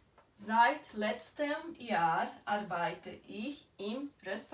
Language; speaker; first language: German; non-native, fluent; Portuguese